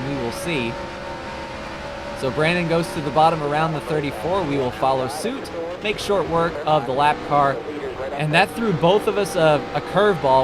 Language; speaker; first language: English; native; English